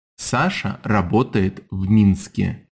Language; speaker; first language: Russian; non-native, fluent; English